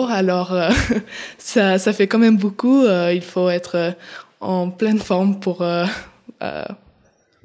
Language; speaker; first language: French; early bilingual, heritage; English